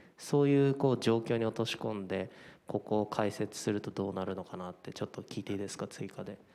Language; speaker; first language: Japanese; native; Japanese